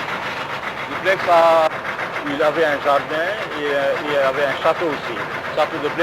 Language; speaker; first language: French; non-native, fluent; Bangla